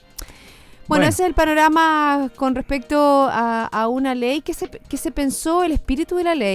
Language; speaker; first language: Spanish; native; Spanish